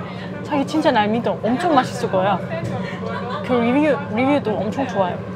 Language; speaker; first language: Korean; non-native, fluent; German